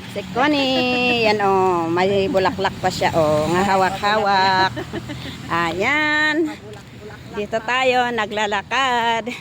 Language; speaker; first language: Filipino; non-native, local second language; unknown